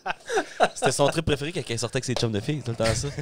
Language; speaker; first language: French; native; French